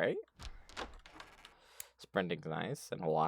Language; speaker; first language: English; native; English